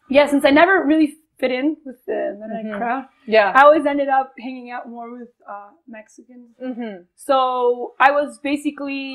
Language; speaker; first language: English; non-native, fluent; Spanish